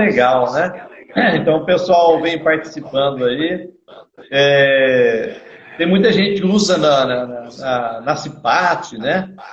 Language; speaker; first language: Portuguese; native; Portuguese